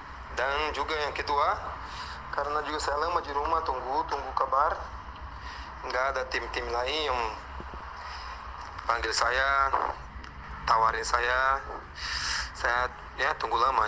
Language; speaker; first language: Indonesian; non-native, fluent; Portuguese